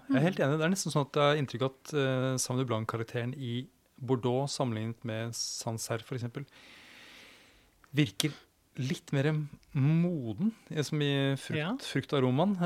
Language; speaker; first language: Norwegian; native; Norwegian